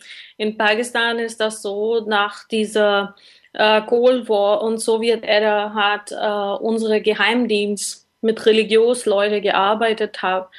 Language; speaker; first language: German; non-native, learner; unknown